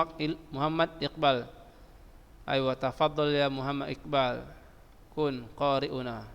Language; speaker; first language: Arabic; non-native, fluent; Indonesian